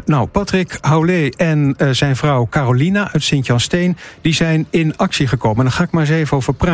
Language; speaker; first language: Dutch; native; Dutch